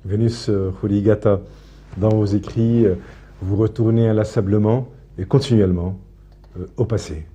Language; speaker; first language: French; non-native, local second language; Arabic